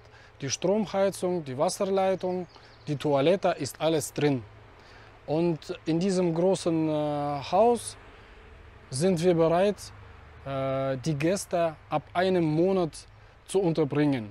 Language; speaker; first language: German; non-native, fluent; Russian